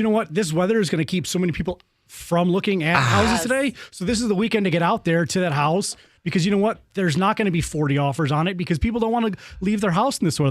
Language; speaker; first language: English; native; English